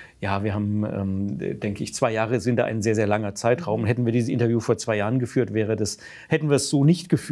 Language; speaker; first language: German; native; German